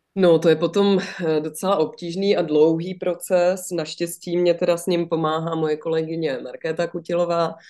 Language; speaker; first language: Czech; native; Czech